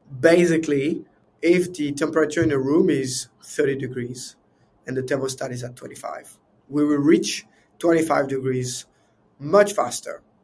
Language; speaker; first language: English; non-native, fluent; French